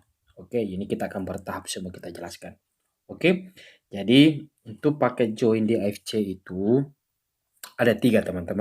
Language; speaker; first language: Indonesian; native; Indonesian